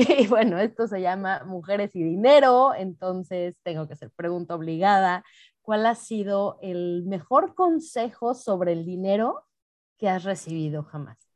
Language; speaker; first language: Spanish; native; Spanish